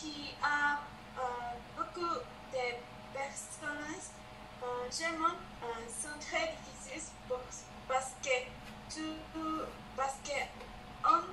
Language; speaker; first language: French; non-native, learner; Spanish